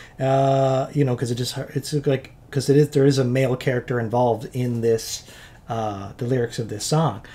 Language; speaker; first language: English; native; English